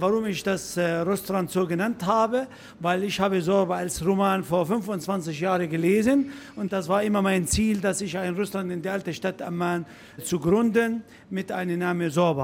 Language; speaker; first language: German; non-native, fluent; Arabic